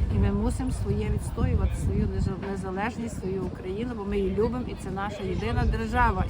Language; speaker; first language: Ukrainian; native; Ukrainian